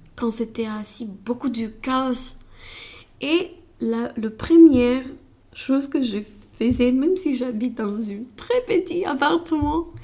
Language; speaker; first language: French; non-native, learner; Romanian